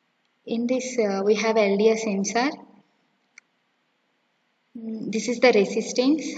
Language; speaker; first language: English; non-native, local second language; Telugu